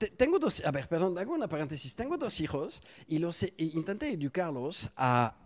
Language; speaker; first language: Spanish; non-native, fluent; French